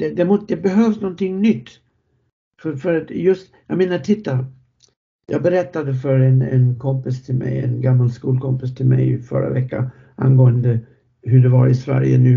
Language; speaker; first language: Swedish; non-native, fluent; English